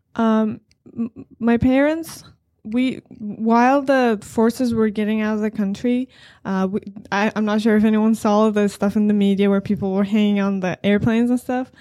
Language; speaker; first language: English; non-native, fluent; Persian